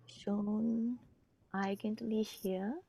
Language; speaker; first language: German; non-native, learner; English